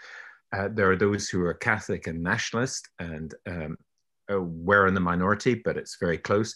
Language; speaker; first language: English; native; English